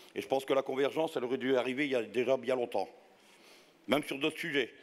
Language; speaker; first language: French; native; French